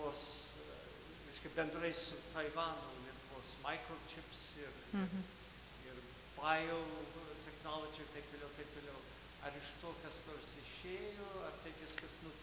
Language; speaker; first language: Lithuanian; early bilingual, heritage; Lithuanian